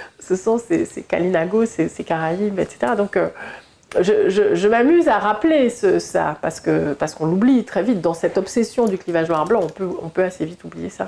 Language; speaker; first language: French; native; French